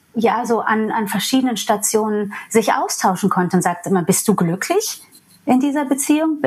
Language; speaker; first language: German; non-native, fluent; English